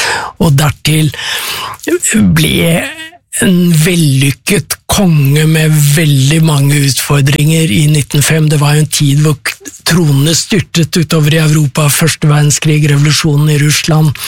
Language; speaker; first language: Norwegian; native; Norwegian